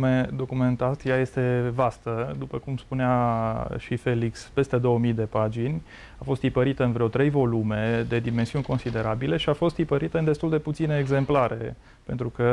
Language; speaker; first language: Romanian; native; Romanian